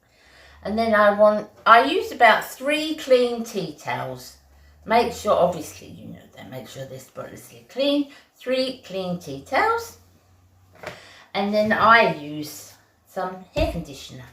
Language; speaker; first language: English; native; English